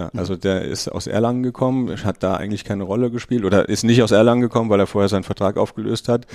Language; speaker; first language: German; native; German